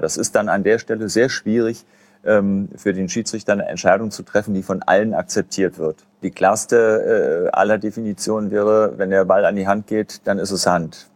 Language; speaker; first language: German; native; German